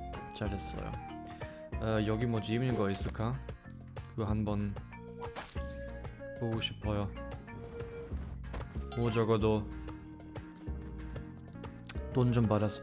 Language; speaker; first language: Korean; non-native, fluent; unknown